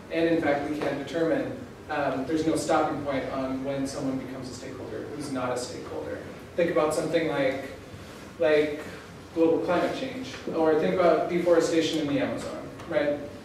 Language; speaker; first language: English; native; English